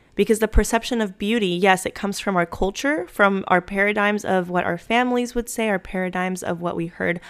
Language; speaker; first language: English; early bilingual, other home language; Spanish